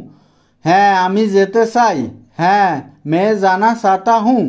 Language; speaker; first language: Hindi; non-native, fluent; Bangla